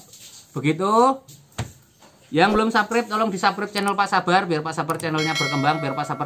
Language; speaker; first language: Indonesian; native; Indonesian